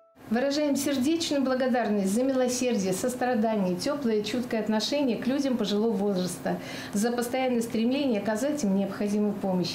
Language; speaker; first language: Russian; native; Russian